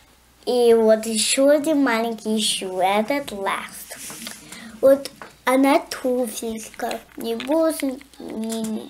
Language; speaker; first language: Russian; early bilingual, heritage; Russian